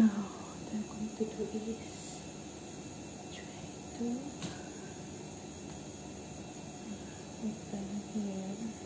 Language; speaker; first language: English; non-native, local second language; Filipino